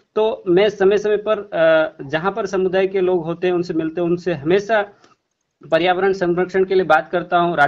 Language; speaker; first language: Hindi; native; Hindi